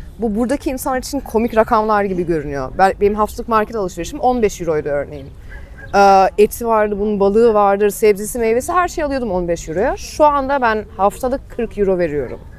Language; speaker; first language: Turkish; early bilingual, heritage; Turkish